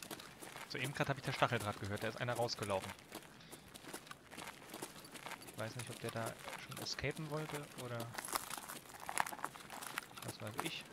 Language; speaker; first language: German; native; German